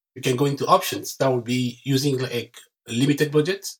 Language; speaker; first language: English; non-native, local second language; French